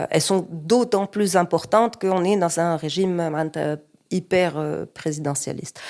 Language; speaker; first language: French; non-native, local second language; Arabic